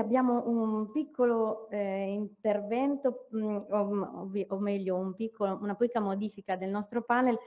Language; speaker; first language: Italian; native; Italian